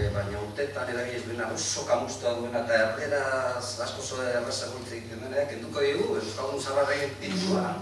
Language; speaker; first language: Basque; non-native, fluent; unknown